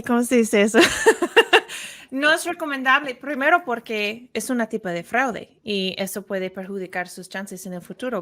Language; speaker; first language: Spanish; non-native, fluent; English